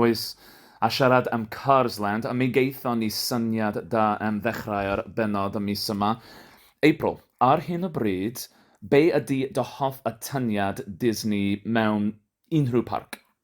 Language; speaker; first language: Welsh; non-native, learner; English